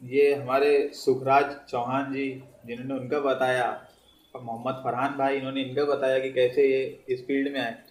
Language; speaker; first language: Hindi; non-native, local second language; Urdu